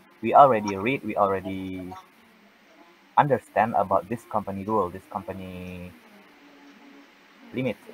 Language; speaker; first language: English; non-native, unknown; Indonesian